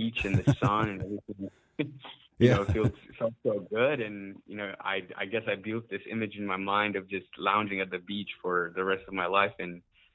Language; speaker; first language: English; non-native, local second language; Ganda